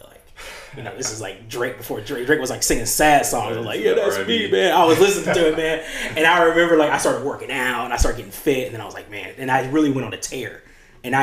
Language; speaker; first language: English; native; English